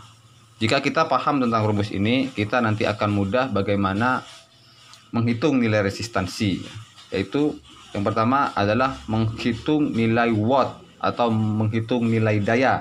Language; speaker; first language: Indonesian; native; Indonesian